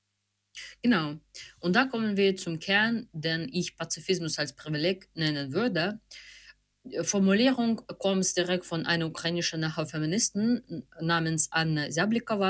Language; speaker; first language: German; non-native, fluent; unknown